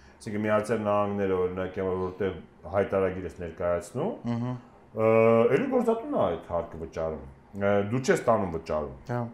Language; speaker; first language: Armenian; native; Armenian